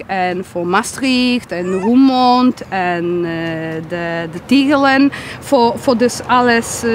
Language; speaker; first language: Dutch; non-native, learner; Polish